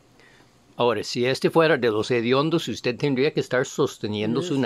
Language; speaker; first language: Spanish; non-native, fluent; English